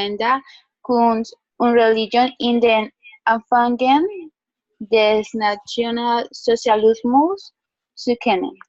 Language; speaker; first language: German; non-native, learner; Spanish